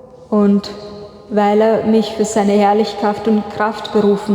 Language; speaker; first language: German; non-native, fluent; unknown